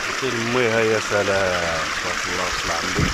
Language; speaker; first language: Arabic; native; Arabic